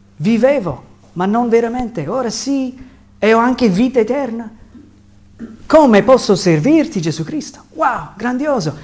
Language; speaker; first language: Italian; non-native, fluent; English